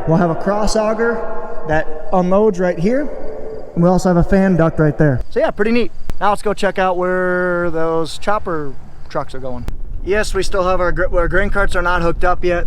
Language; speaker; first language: English; native; English